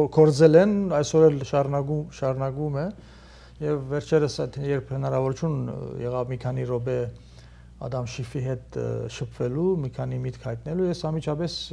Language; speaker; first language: Armenian; early bilingual, heritage; Armenian